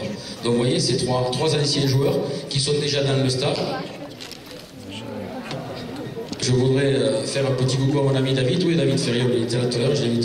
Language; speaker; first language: French; native; French